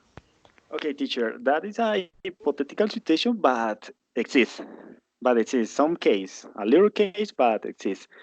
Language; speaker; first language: English; non-native, learner; Spanish